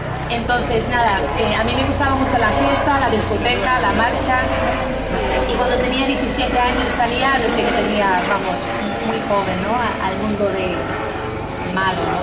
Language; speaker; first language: Spanish; non-native, fluent; English